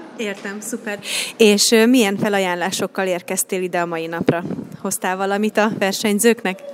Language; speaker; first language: Hungarian; native; Hungarian